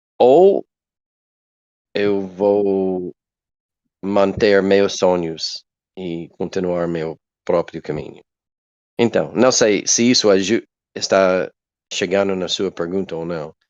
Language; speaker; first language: Portuguese; non-native, learner; English